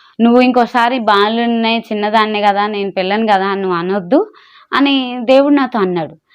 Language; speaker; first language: Telugu; non-native, local second language; Urdu